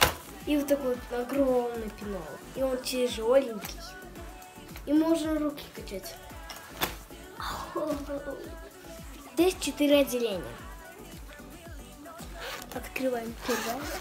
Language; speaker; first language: Russian; early bilingual, heritage; Russian